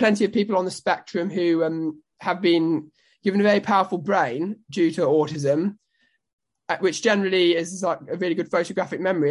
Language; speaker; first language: English; native; English